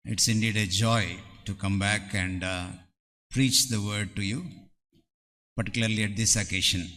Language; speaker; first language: English; non-native, local second language; Telugu